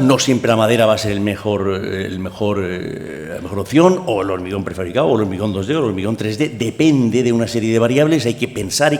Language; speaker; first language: Spanish; native; Spanish